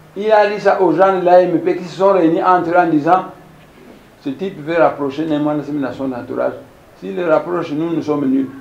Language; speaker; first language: French; non-native, local second language; Kongo